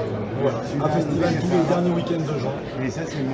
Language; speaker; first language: French; native; French